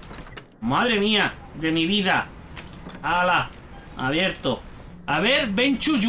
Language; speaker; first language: Spanish; native; Spanish